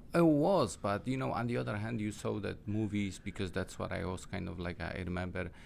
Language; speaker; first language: English; non-native, learner; Polish